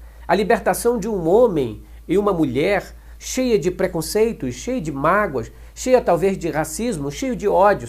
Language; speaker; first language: Portuguese; native; Portuguese